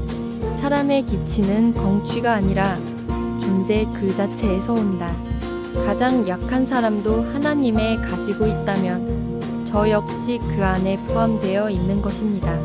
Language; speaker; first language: Korean; non-native, fluent; Vietnamese